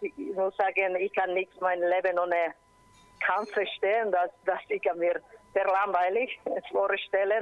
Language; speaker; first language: German; non-native, learner; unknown